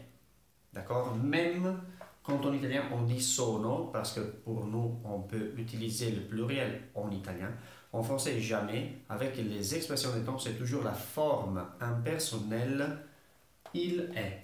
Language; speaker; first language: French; non-native, fluent; Italian